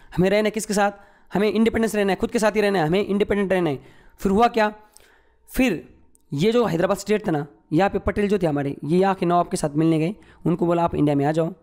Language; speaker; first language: Hindi; non-native, local second language; Marathi